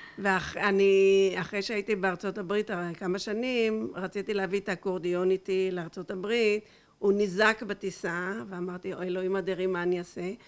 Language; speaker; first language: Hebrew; native; Hebrew